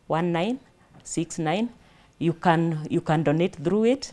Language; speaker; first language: English; non-native, local second language; Kikuyu